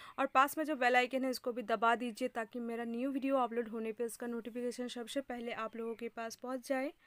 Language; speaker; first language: Hindi; non-native, local second language; Bangla